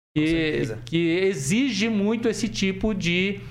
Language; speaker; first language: Portuguese; native; Portuguese